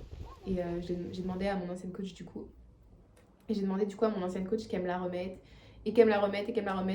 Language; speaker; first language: French; native; French